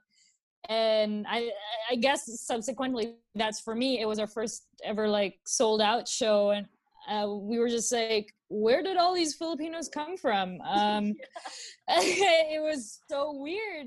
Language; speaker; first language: English; non-native, local second language; Filipino